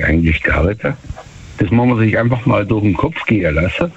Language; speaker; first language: German; native; German